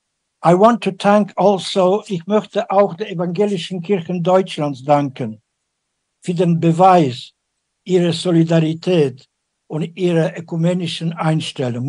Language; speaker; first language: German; non-native, fluent; Ukrainian